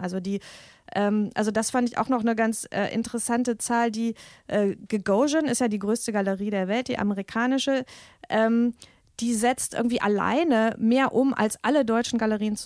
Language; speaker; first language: German; native; German